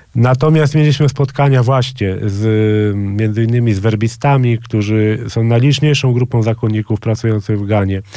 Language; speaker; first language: Polish; native; Polish